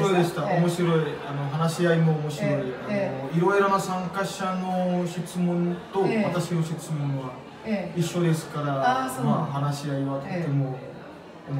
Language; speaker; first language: Japanese; non-native, learner; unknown